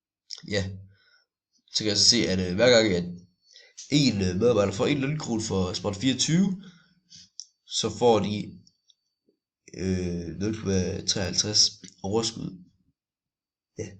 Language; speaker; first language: Danish; native; Danish